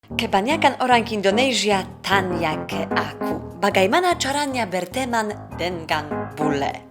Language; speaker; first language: Indonesian; non-native, fluent; Polish